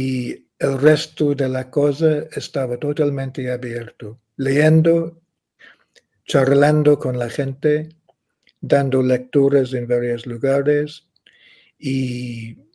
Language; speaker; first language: Spanish; non-native, fluent; English